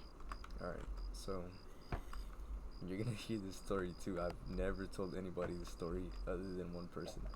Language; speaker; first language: English; native; English